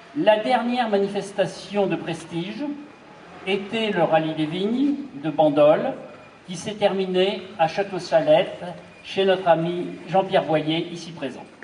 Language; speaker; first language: French; native; French